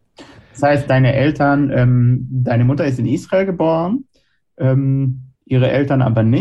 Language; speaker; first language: German; non-native, fluent; Hebrew